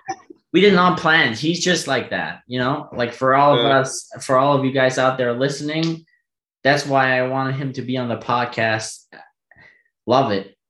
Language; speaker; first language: English; non-native, fluent; German